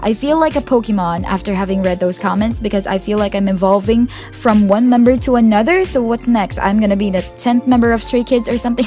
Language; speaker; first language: English; non-native, local second language; Filipino